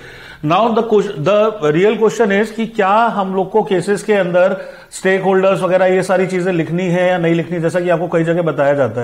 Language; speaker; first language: Hindi; native; Hindi